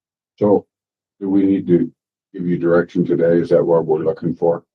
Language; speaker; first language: English; native; English